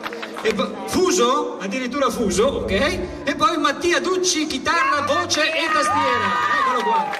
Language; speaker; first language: Italian; native; Italian